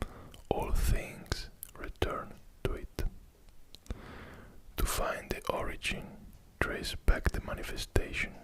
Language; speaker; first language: English; non-native, fluent; Italian